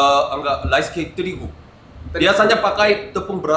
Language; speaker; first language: Indonesian; non-native, learner; Korean